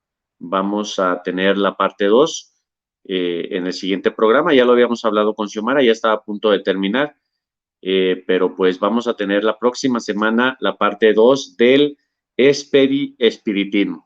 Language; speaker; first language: Spanish; native; Spanish